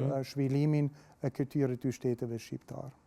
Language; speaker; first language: Albanian; non-native, fluent; German